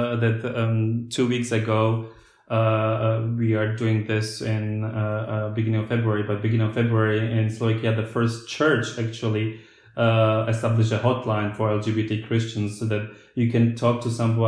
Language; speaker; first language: English; non-native, fluent; Slovak